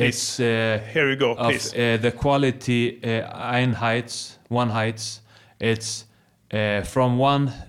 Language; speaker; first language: English; non-native, fluent; Swedish